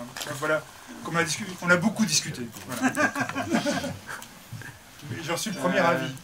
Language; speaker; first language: French; native; French